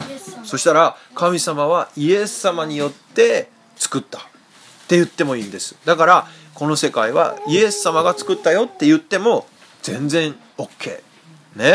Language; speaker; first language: Japanese; native; Japanese